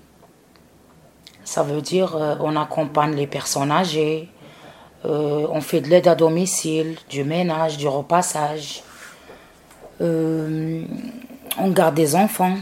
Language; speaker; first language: French; non-native, local second language; Arabic